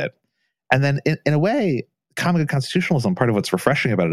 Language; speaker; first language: English; native; English